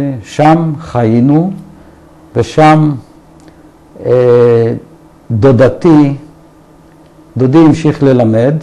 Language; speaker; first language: Hebrew; early bilingual, other home language; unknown